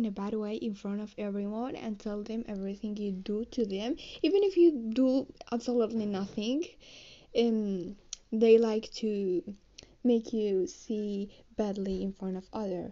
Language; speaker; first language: English; non-native, learner; Spanish